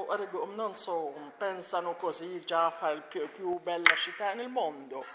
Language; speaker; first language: Italian; non-native, learner; Arabic